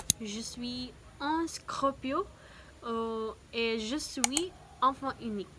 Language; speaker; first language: French; non-native, learner; Filipino